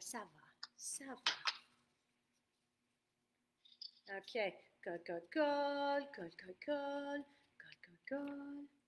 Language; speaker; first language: French; non-native, fluent; English